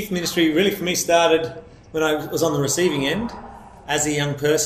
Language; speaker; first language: English; native; English